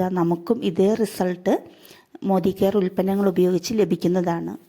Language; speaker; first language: Malayalam; native; Malayalam